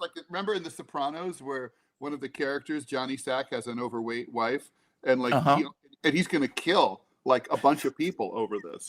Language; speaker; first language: English; native; English